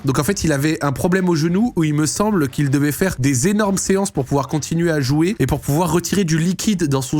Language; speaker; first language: French; native; French